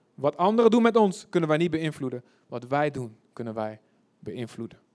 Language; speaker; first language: Dutch; early bilingual, other home language; Indonesian